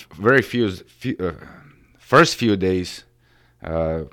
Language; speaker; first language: English; early bilingual, other home language; Ukrainian